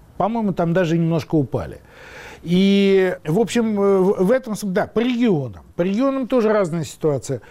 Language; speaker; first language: Russian; native; Russian